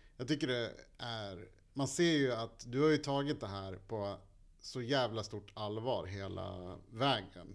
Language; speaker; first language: Swedish; native; Swedish